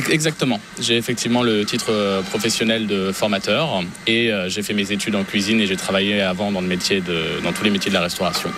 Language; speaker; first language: French; native; French